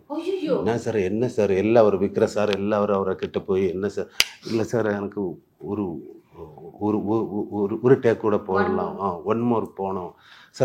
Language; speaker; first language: Tamil; non-native, learner; Malayalam